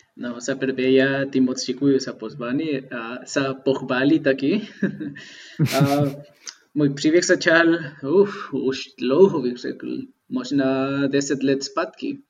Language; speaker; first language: Czech; non-native, fluent; Spanish